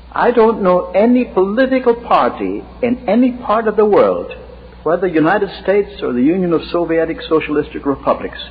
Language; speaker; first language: English; native; English